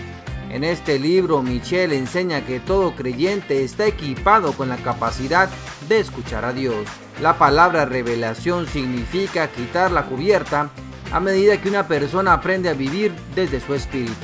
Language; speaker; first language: Spanish; native; Spanish